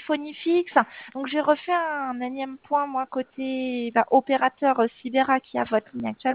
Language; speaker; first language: French; native; French